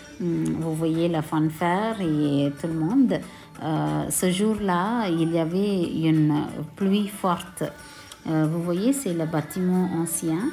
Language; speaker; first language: French; non-native, local second language; Tamil